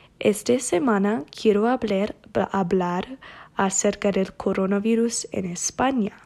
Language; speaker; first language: Spanish; non-native, learner; English